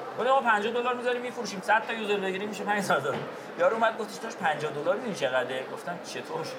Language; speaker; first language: Persian; non-native, local second language; Azerbaijani